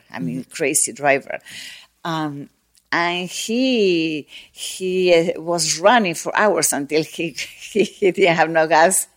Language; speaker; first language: English; non-native, learner; Spanish